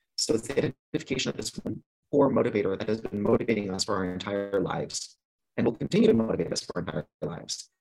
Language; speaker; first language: English; early bilingual, other home language; Greek